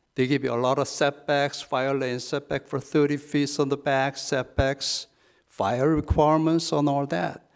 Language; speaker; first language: English; non-native, fluent; Korean